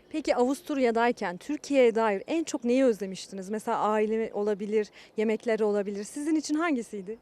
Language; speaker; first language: Turkish; native; Turkish